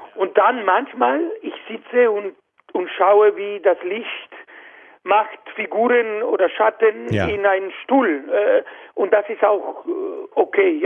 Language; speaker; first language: German; non-native, learner; Spanish